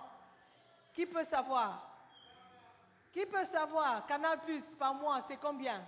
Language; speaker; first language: French; non-native, fluent; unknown